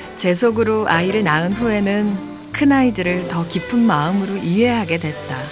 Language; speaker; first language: Korean; native; Korean